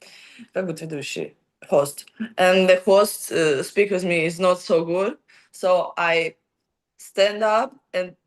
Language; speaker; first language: English; non-native, learner; Ukrainian